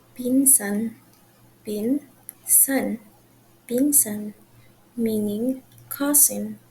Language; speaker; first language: Filipino; native; Filipino